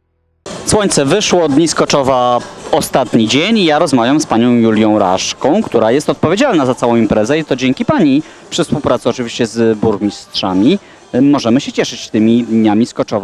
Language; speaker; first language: Polish; native; Polish